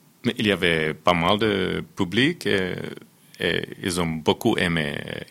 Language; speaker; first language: French; non-native, fluent; Finnish